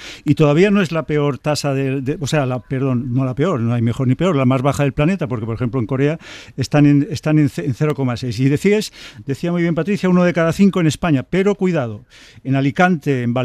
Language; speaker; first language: Spanish; native; Spanish